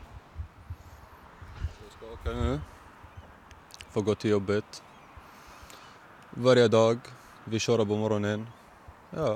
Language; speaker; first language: Swedish; non-native, learner; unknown